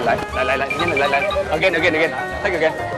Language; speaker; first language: Vietnamese; native; Vietnamese